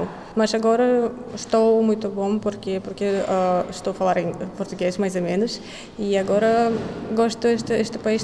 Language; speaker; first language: Portuguese; non-native, learner; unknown